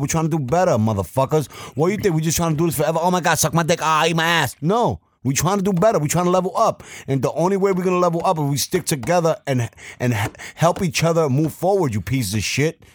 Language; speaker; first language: English; early bilingual, other home language; Spanish